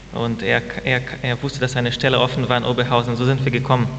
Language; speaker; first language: German; non-native, fluent; Portuguese